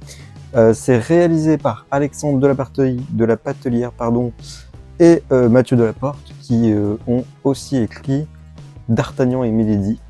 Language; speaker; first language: French; native; French